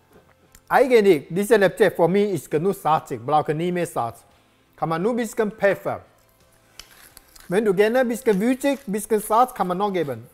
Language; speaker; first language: German; non-native, learner; Japanese